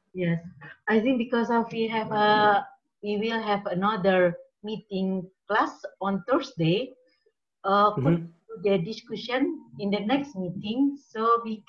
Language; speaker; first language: English; non-native, learner; Indonesian